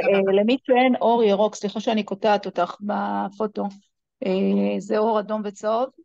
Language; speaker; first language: Hebrew; native; Hebrew